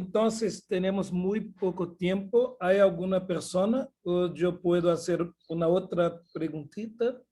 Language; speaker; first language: Spanish; non-native, learner; Portuguese